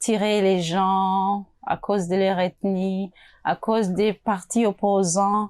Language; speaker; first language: French; non-native, local second language; Rundi